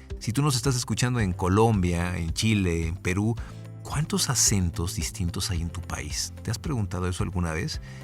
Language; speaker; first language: Spanish; native; Spanish